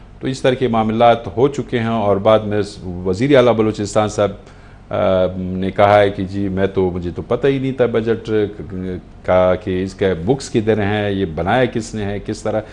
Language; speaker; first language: Urdu; non-native, local second language; Pashto